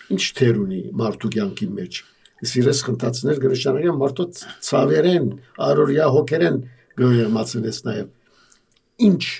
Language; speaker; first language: Armenian; early bilingual, heritage; Armenian